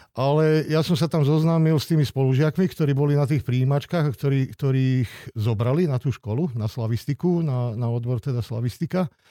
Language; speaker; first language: Slovak; non-native, local second language; Hungarian